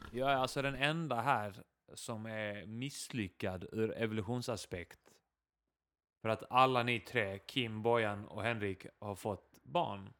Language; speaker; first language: Swedish; early bilingual, other home language; Icelandic